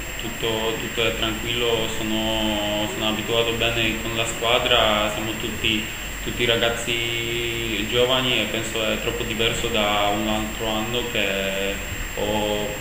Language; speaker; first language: Italian; non-native, learner; Polish